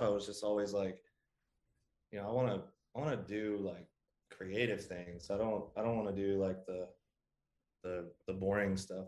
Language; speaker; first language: English; native; English